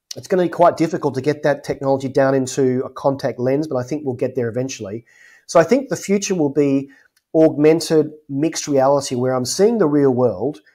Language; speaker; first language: English; native; English